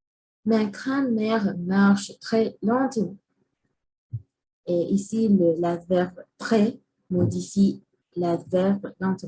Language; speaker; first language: French; non-native, learner; Spanish